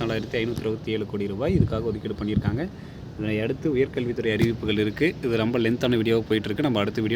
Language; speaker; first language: Tamil; native; Tamil